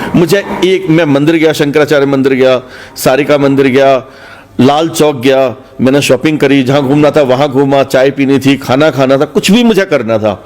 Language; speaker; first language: Hindi; native; Hindi